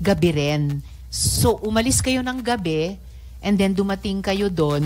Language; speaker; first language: Filipino; native; Filipino